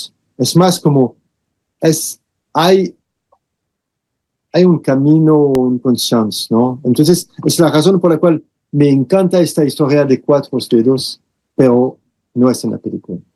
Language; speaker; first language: Spanish; non-native, fluent; French